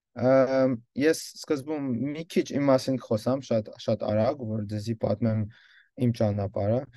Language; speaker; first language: Armenian; early bilingual, heritage; Armenian